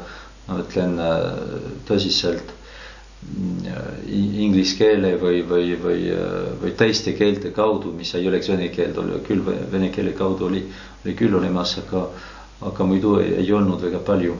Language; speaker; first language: Estonian; non-native, fluent; French